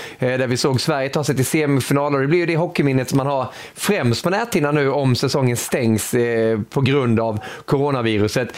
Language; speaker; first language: Swedish; native; Swedish